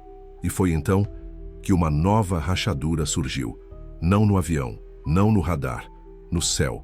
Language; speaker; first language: Portuguese; native; Portuguese